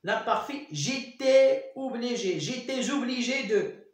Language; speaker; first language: French; non-native, local second language; Arabic